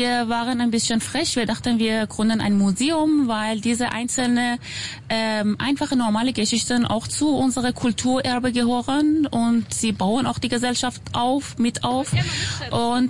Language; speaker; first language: German; non-native, fluent; Persian